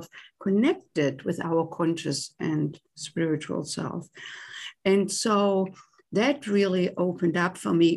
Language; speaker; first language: English; non-native, fluent; German